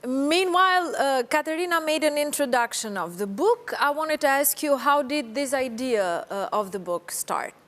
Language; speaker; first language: English; non-native, fluent; Albanian